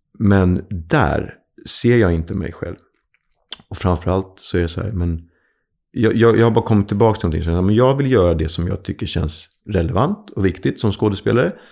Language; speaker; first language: Swedish; native; Swedish